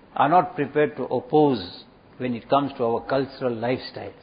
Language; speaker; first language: English; native; English